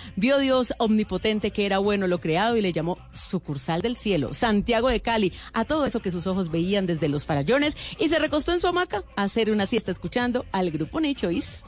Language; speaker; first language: Spanish; native; Spanish